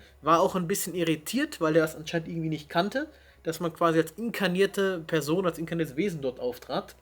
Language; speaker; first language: German; native; German